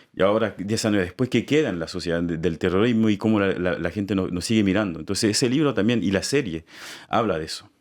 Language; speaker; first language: Spanish; native; Spanish